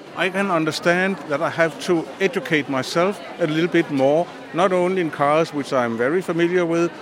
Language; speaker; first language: English; non-native, fluent; Danish